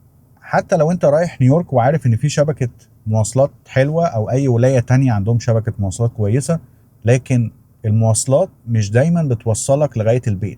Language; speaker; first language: Arabic; native; Arabic